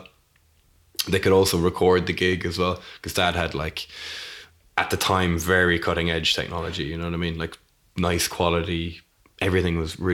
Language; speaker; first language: English; native; English